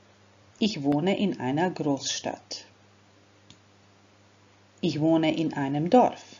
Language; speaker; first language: German; non-native, fluent; Croatian